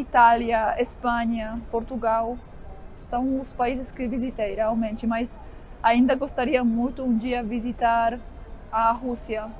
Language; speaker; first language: Portuguese; non-native, fluent; Polish